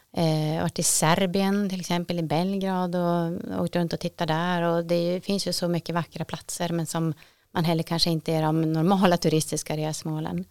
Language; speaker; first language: Swedish; native; Swedish